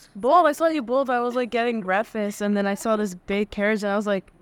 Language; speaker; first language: English; native; English